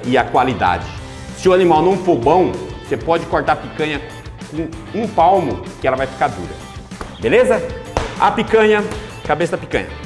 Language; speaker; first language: Portuguese; native; Portuguese